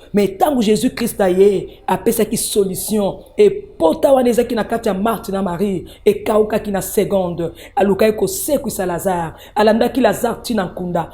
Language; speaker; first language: Lingala; native; Lingala